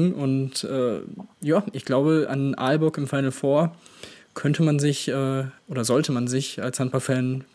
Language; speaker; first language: German; native; German